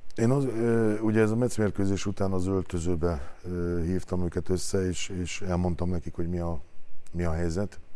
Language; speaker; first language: Hungarian; native; Hungarian